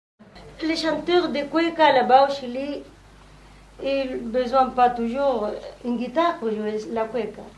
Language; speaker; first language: French; non-native, learner; Spanish